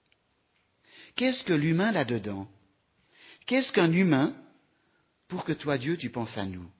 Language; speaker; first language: French; native; French